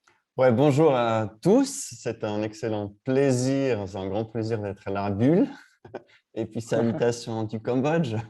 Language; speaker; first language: French; native; French